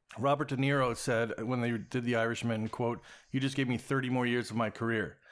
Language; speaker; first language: English; native; English